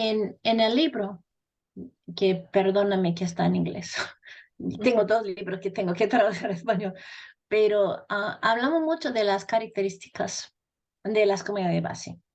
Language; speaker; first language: Spanish; non-native, fluent; English